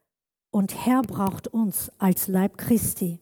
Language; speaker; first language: German; non-native, learner; Kurdish